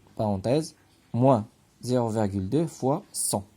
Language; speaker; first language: French; non-native, local second language; Arabic